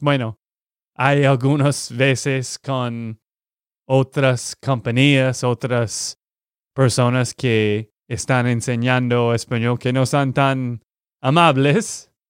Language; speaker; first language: Spanish; non-native, fluent; English